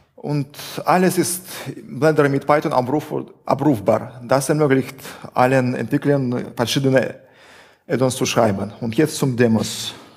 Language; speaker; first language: German; non-native, fluent; Russian